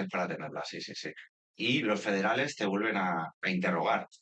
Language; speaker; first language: Spanish; native; Spanish